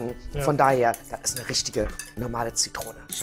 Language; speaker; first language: German; native; German